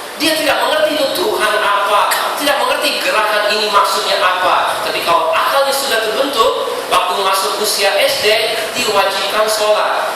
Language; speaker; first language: Indonesian; non-native, fluent; English